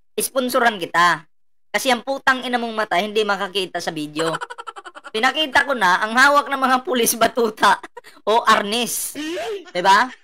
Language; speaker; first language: Filipino; non-native, local second language; Cebuano